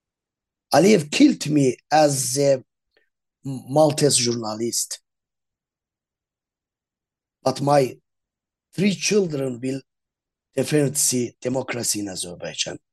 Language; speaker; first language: English; non-native, learner; Azerbaijani